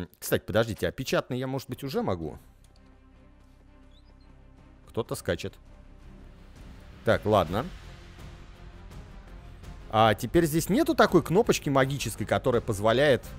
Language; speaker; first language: Russian; native; Russian